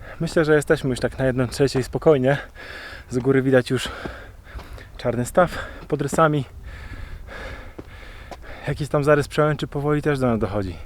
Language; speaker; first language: Polish; native; Polish